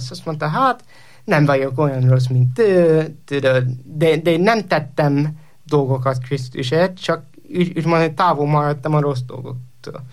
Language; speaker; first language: Hungarian; non-native, learner; English